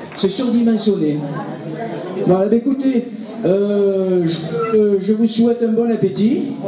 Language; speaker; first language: French; native; French